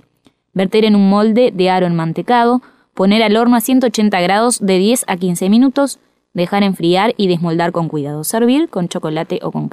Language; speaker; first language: Spanish; native; Spanish